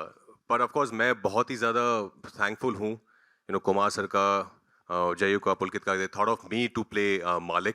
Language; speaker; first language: Hindi; native; Hindi